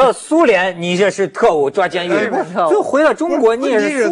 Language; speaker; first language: Chinese; native; Chinese